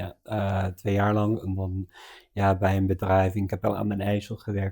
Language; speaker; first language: Dutch; non-native, fluent; English